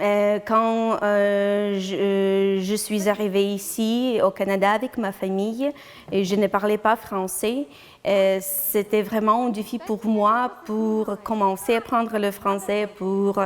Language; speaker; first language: French; non-native, learner; Ukrainian